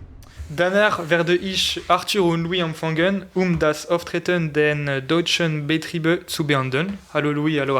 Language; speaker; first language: German; non-native, learner; French